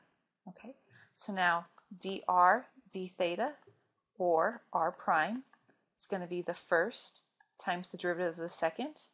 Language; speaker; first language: English; native; English